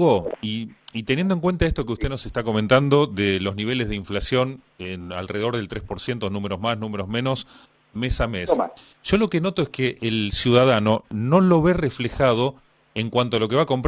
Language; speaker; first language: Spanish; native; Spanish